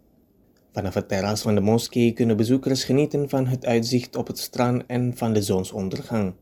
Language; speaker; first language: Dutch; non-native, fluent; Indonesian